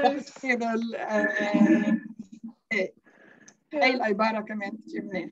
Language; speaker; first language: Arabic; non-native, learner; Dutch